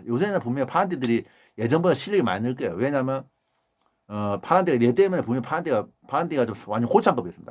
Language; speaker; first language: Korean; native; Korean